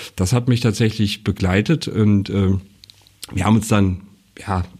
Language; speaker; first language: German; native; German